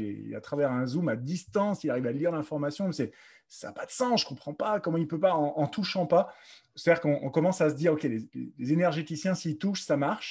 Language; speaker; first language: French; native; French